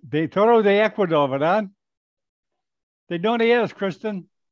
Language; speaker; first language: Spanish; non-native, learner; English